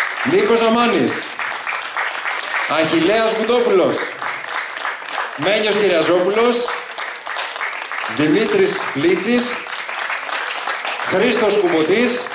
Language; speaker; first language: Greek; native; Greek